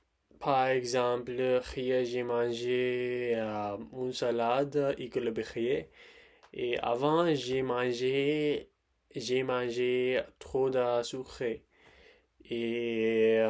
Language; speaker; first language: French; non-native, learner; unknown